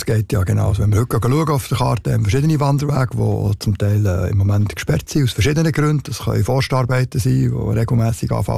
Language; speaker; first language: German; native; German